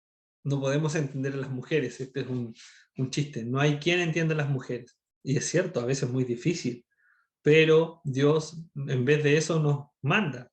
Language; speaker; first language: Spanish; native; Spanish